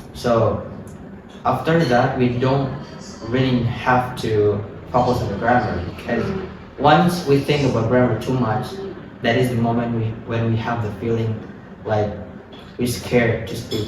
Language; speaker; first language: English; non-native, fluent; Indonesian